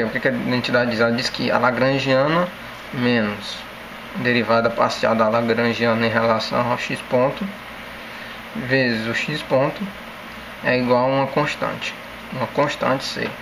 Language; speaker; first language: Portuguese; native; Portuguese